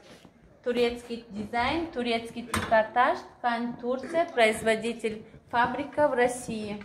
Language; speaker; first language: Russian; non-native, local second language; Tajik